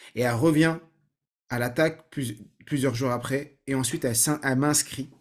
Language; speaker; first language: French; native; French